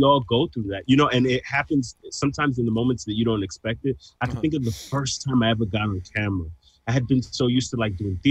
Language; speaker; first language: English; early bilingual, other home language; Spanish